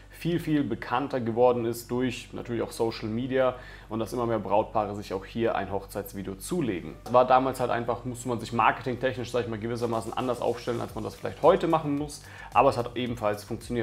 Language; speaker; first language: German; native; German